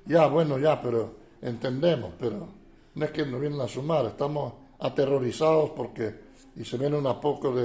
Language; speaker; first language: Spanish; non-native, fluent; Dutch